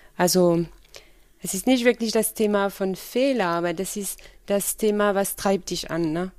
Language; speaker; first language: German; non-native, fluent; French